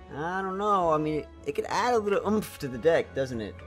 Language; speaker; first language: English; native; English